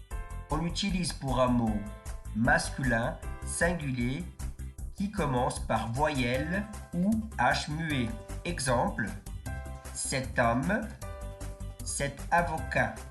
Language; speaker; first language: French; non-native, fluent; Portuguese